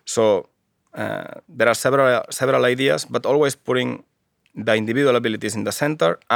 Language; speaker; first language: English; non-native, fluent; Spanish